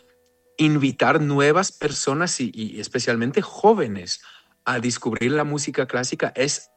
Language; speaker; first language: Spanish; non-native, fluent; Hebrew